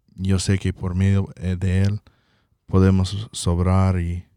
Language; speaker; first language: Spanish; non-native, fluent; English